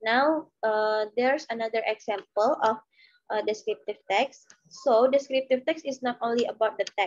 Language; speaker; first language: English; non-native, learner; Indonesian